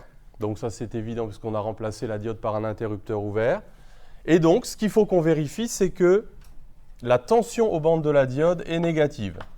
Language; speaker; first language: French; native; French